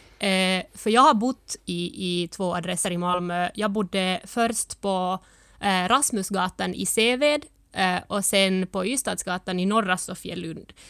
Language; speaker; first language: Swedish; early bilingual, other home language; Finnish